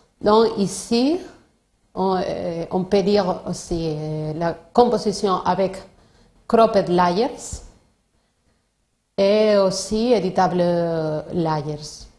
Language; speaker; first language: French; non-native, learner; Spanish